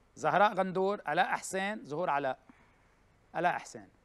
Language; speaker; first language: Arabic; native; Arabic